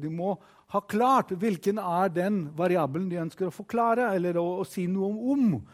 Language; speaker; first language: Norwegian; non-native, fluent; Greek